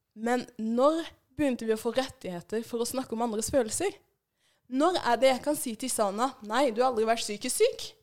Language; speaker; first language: Norwegian; early bilingual, other home language; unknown